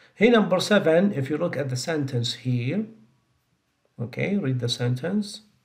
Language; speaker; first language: English; non-native, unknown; Arabic